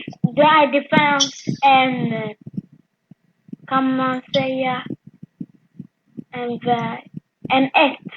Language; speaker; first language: Swedish; early bilingual, other home language; French